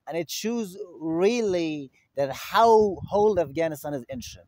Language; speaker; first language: English; non-native, fluent; Persian